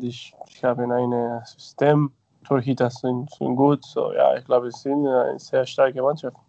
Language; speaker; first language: German; non-native, fluent; Spanish